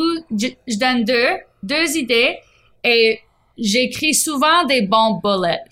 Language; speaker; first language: French; non-native, fluent; English